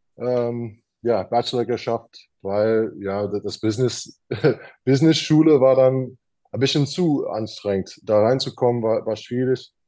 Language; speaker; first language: German; non-native, fluent; English